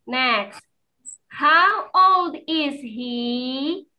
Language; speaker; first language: English; non-native, fluent; Indonesian